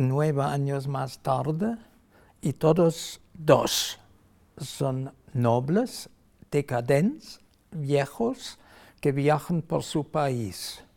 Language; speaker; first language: Spanish; non-native, fluent; German